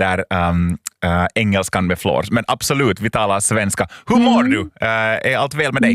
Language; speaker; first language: Swedish; native; Swedish